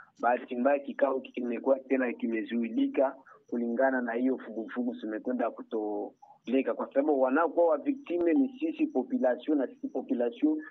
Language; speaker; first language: Swahili; native; Swahili